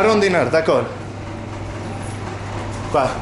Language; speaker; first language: French; non-native, learner; Spanish